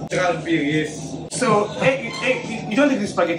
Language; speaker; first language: English; non-native, learner; Hebrew